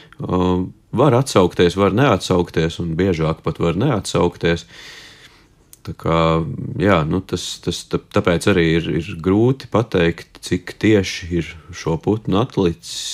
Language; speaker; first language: Latvian; native; Latvian